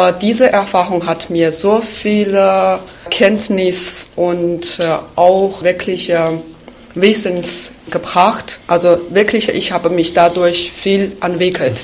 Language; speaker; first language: German; non-native, fluent; Chinese